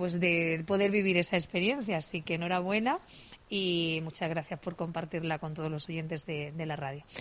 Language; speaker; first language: Spanish; native; Spanish